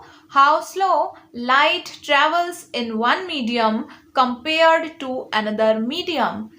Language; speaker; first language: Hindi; native; Hindi